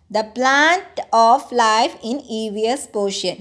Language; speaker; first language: English; non-native, local second language; Malayalam